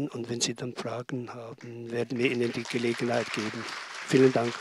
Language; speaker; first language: German; non-native, learner; Tibetan